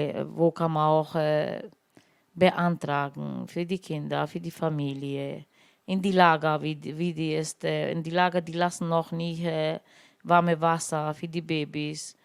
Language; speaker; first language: German; non-native, learner; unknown